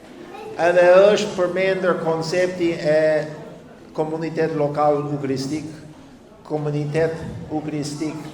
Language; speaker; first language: Albanian; non-native, fluent; English